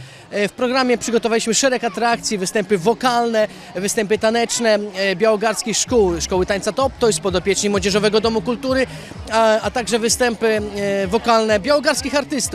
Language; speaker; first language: Polish; native; Polish